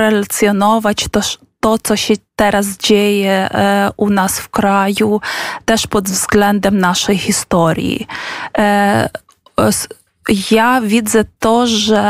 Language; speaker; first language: Polish; non-native, fluent; Ukrainian